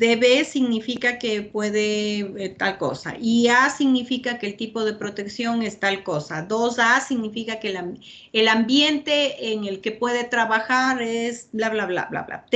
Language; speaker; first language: Spanish; native; Spanish